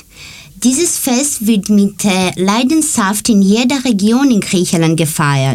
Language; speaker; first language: German; non-native, learner; Greek